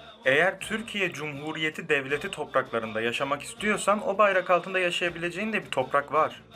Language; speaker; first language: Turkish; native; Turkish